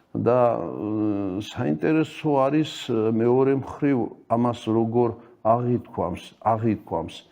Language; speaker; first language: Georgian; native; Georgian